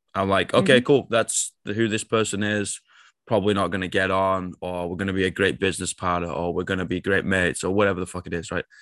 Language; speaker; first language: English; native; English